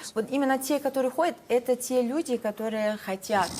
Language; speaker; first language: Russian; non-native, fluent; Persian